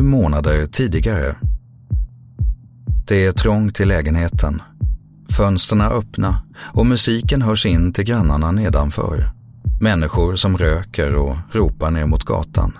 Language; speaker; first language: Swedish; native; Swedish